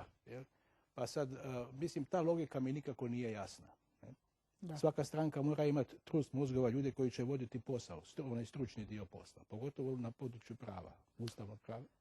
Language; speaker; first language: Croatian; native; Croatian